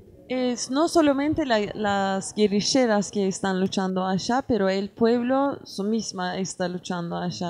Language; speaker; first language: Spanish; non-native, learner; Kurdish